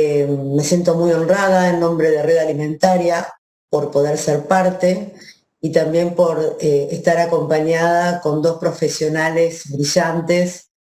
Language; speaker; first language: Spanish; native; Spanish